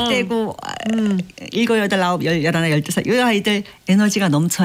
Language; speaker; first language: Korean; native; Korean